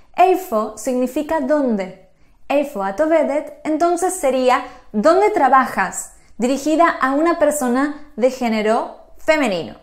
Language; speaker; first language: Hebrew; non-native, fluent; Spanish